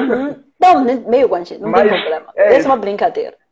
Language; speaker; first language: Portuguese; non-native, fluent; Chinese